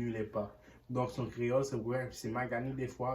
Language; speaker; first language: French; early bilingual, other home language; Haitian Creole